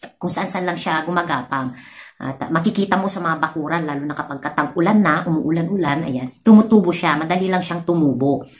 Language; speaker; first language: Filipino; non-native, local second language; Iloko